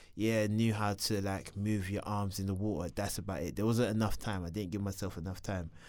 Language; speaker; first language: English; native; English